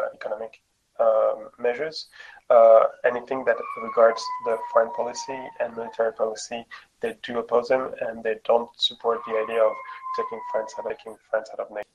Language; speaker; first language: English; non-native, fluent; French